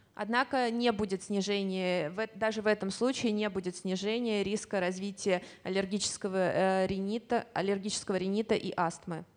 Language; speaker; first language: Russian; native; Russian